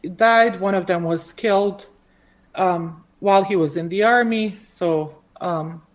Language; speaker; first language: English; early bilingual, other home language; Croatian